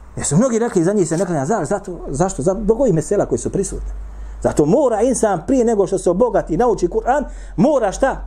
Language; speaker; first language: Bosnian; native; Bosnian